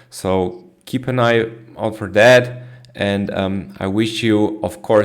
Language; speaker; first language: English; non-native, fluent; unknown